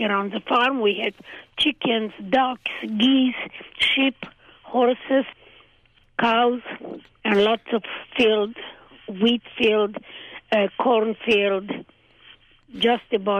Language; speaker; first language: English; non-native, fluent; Hungarian